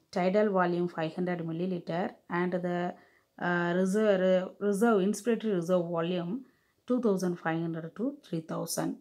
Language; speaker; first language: English; non-native, local second language; Tamil